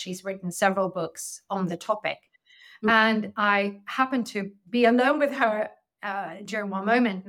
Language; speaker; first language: English; non-native, fluent; Swedish